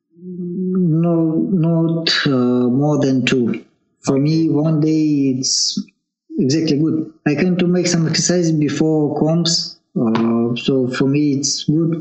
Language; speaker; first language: English; non-native, learner; Russian